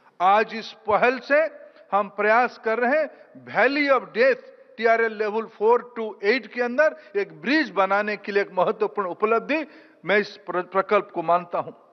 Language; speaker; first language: Hindi; non-native, local second language; Odia